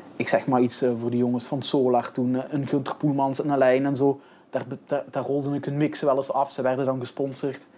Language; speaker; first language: Dutch; native; Dutch